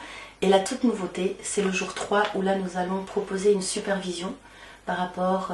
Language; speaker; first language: French; native; French